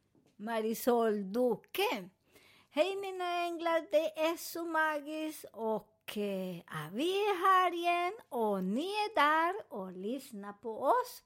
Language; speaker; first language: Swedish; non-native, learner; Spanish